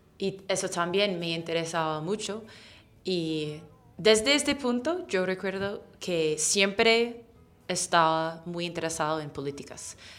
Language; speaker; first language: Spanish; non-native, fluent; English